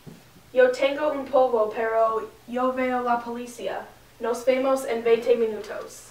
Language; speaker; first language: Spanish; non-native, learner; English